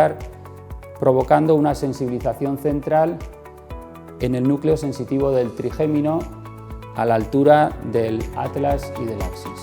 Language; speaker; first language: Spanish; native; Spanish